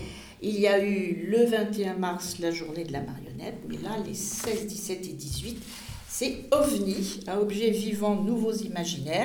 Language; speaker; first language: French; native; French